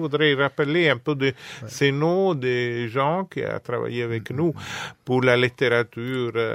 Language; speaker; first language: French; non-native, fluent; Italian